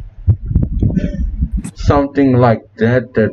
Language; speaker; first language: English; native; English